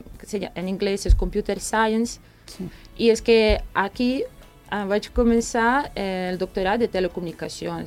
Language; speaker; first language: Catalan; non-native, fluent; Serbian